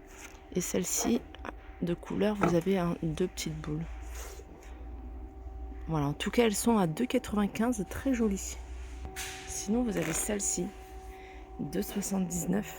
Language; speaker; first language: French; native; French